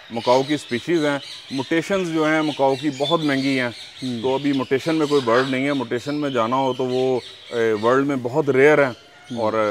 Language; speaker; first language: Urdu; native; Urdu